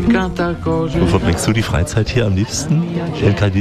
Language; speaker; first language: German; native; German